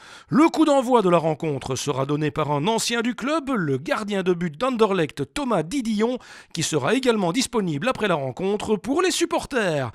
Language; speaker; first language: French; native; French